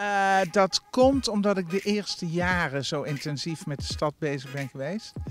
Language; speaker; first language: Dutch; native; Dutch